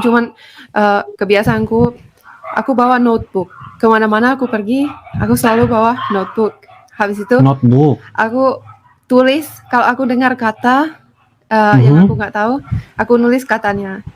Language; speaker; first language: Indonesian; non-native, fluent; Finnish